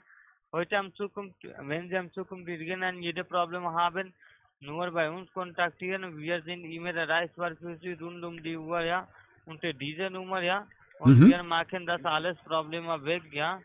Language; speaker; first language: German; non-native, learner; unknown